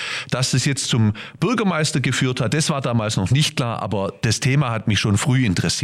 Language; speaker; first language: German; native; German